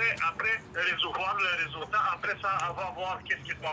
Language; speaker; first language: French; non-native, learner; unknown